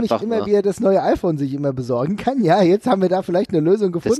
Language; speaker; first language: German; native; German